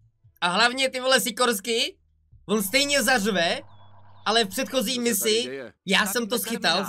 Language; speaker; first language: Czech; native; Czech